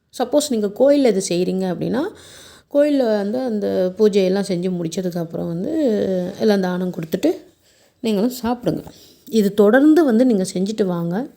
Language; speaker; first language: Tamil; non-native, local second language; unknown